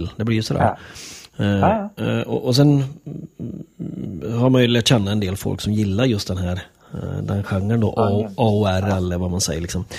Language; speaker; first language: Swedish; native; Swedish